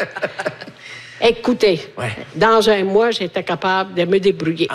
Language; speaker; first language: French; native; French